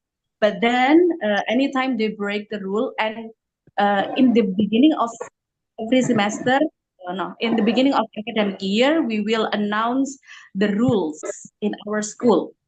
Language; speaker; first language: English; non-native, fluent; Indonesian